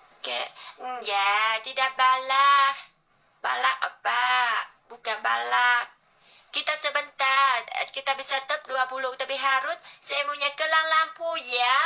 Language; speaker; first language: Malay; non-native, learner; Vietnamese